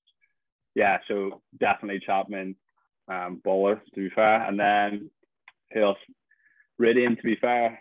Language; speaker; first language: English; native; English